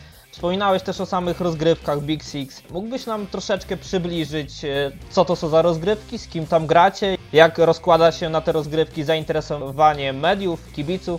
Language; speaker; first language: Polish; native; Polish